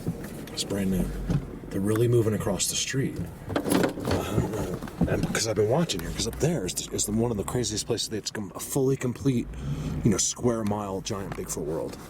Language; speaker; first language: English; native; English